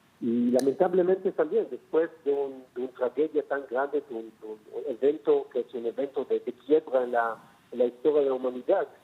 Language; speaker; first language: Spanish; non-native, fluent; Hebrew